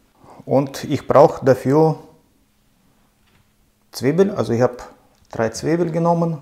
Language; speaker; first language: German; non-native, fluent; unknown